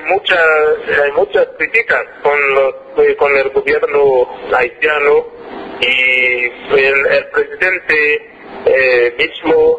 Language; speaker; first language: Spanish; non-native, fluent; French